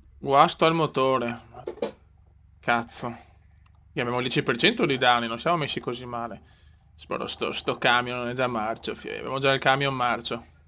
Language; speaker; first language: Italian; native; Italian